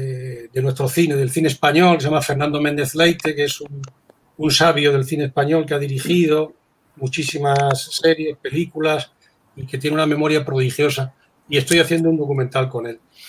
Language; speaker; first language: Spanish; native; Spanish